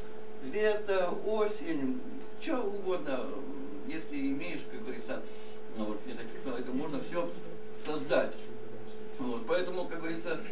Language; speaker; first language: Russian; native; Russian